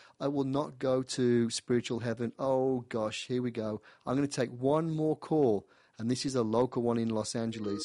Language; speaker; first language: English; native; English